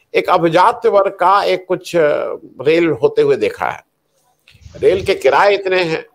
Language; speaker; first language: Hindi; native; Hindi